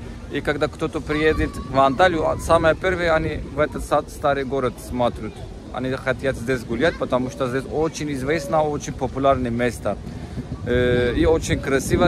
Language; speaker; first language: Russian; non-native, learner; Turkish